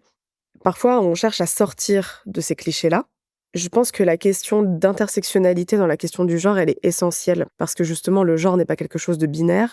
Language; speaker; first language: French; native; French